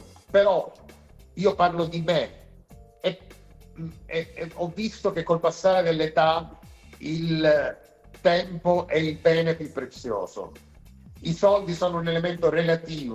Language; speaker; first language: Italian; native; Italian